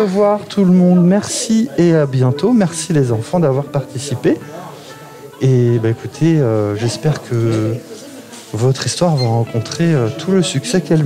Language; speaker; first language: French; native; French